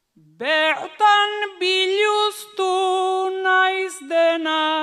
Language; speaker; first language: Spanish; non-native, local second language; Basque